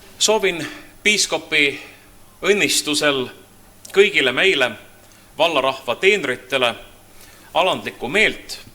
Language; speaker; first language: Estonian; native; Estonian